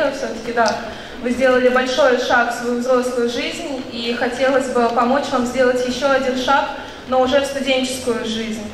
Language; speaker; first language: Russian; native; Russian